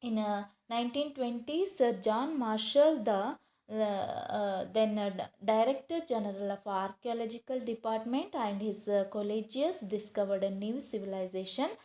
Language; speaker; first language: English; non-native, local second language; Kannada